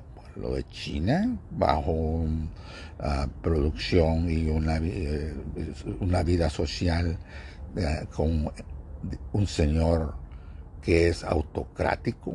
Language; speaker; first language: Spanish; native; Spanish